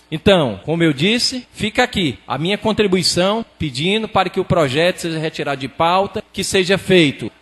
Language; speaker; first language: Portuguese; native; Portuguese